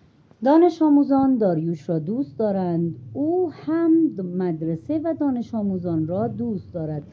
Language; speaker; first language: Persian; non-native, fluent; Urdu